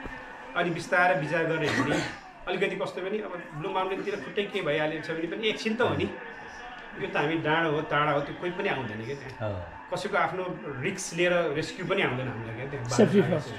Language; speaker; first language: Nepali; native; Nepali